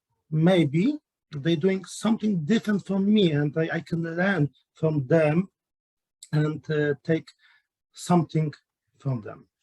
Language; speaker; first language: English; non-native, learner; Polish